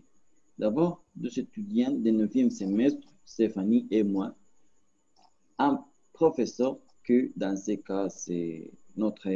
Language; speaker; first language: French; non-native, learner; Spanish